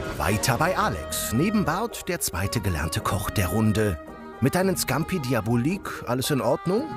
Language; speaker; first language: German; native; German